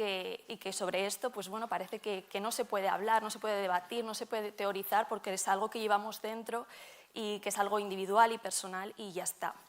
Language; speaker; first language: Spanish; native; Spanish